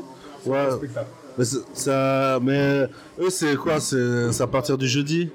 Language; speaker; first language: French; native; French